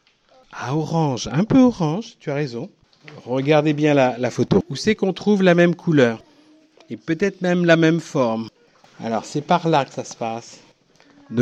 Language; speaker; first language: French; native; French